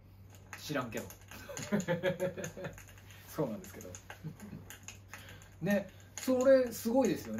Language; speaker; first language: Japanese; native; Japanese